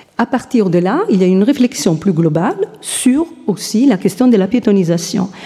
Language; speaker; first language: French; non-native, fluent; Italian